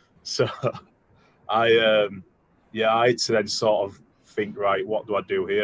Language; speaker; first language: English; native; English